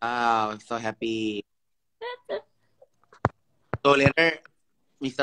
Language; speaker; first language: English; non-native, learner; Indonesian